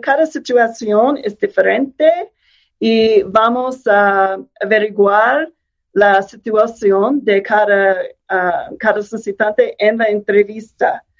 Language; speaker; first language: Spanish; non-native, fluent; English